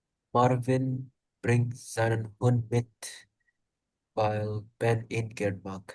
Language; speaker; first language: German; non-native, learner; Indonesian